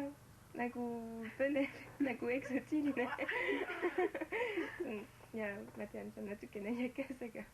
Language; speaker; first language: Estonian; non-native, learner; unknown